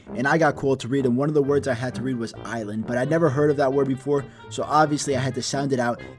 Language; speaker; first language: English; early bilingual, other home language; Greek